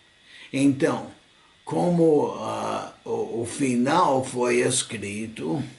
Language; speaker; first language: Portuguese; non-native, fluent; English